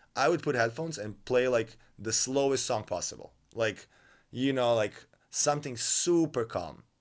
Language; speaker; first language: English; non-native, fluent; Serbian